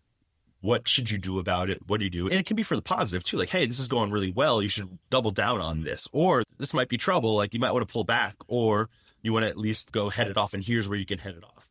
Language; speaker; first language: English; native; English